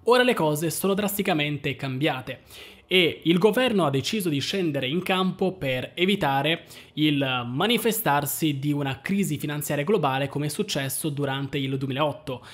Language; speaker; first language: Italian; native; Italian